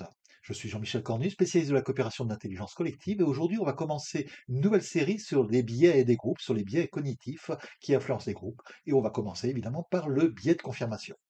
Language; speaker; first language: French; native; French